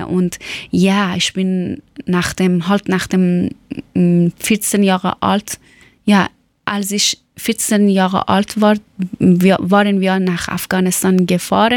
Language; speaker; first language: German; non-native, learner; Persian